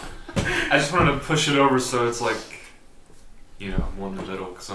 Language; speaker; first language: English; native; English